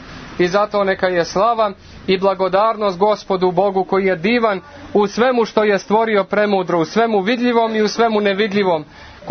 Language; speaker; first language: Croatian; native; Croatian